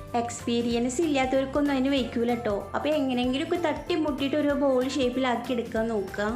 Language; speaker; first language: Malayalam; native; Malayalam